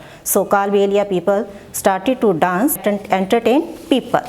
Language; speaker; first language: English; non-native, local second language; Gujarati